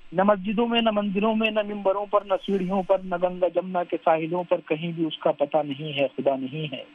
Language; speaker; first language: Urdu; native; Urdu